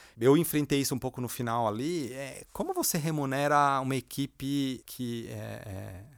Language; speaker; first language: Portuguese; native; Portuguese